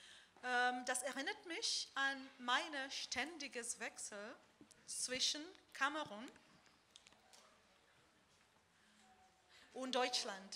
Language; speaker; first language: German; non-native, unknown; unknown